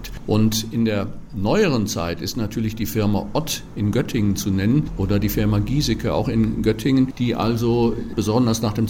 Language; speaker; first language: German; native; German